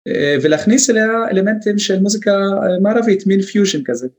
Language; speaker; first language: Hebrew; non-native, local second language; Arabic